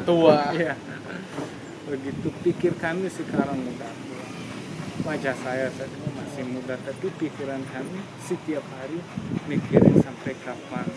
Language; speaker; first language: Indonesian; non-native, learner; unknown